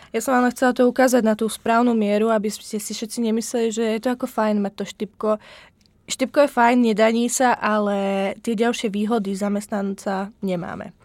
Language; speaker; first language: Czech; non-native, fluent; Slovak